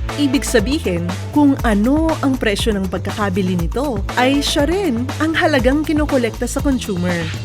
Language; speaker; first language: Filipino; native; Filipino